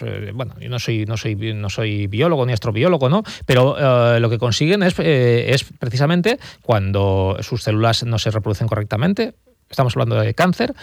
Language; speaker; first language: Spanish; native; Spanish